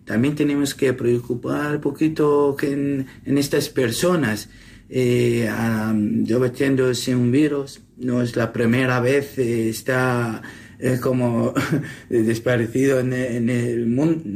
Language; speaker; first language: Spanish; non-native, learner; Assyrian Neo-Aramaic